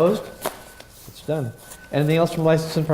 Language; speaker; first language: English; native; English